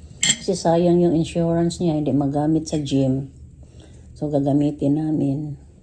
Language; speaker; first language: Filipino; non-native, local second language; Cebuano